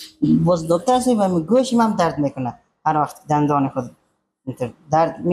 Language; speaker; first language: Persian; non-native, local second language; Hazaragi